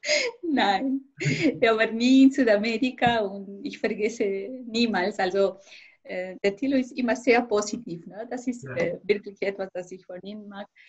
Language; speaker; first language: German; non-native, fluent; Spanish